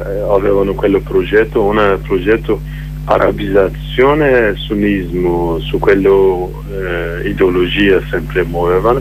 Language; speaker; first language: Italian; non-native, learner; Kurdish